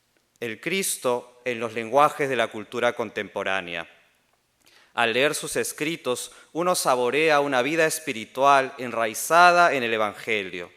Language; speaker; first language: Spanish; native; Spanish